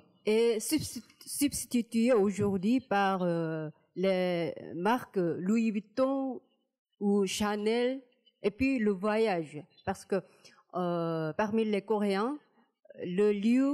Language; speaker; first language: French; non-native, fluent; Korean